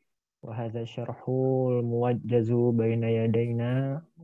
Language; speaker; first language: Arabic; non-native, learner; Indonesian